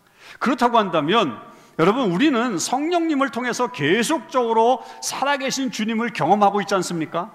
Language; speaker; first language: Korean; native; Korean